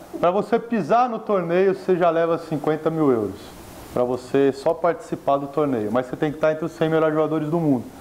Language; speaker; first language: Portuguese; native; Portuguese